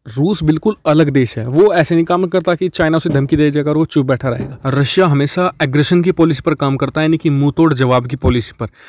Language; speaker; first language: Hindi; native; Hindi